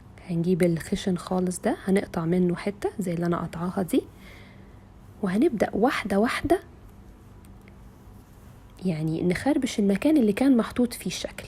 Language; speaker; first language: Arabic; native; Arabic